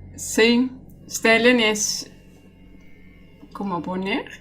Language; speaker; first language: Spanish; non-native, fluent; Dutch